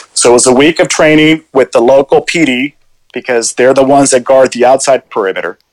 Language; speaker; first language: English; early bilingual, other home language; Spanish